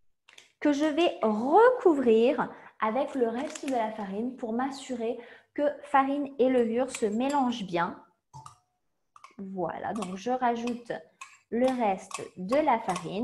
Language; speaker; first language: French; native; French